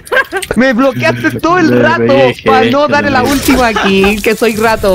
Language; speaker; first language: Spanish; native; Spanish